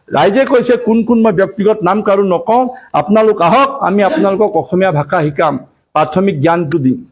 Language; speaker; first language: Assamese; non-native, local second language; Marwari